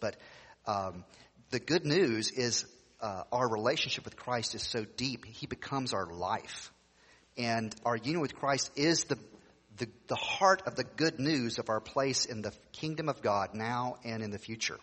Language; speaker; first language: English; native; English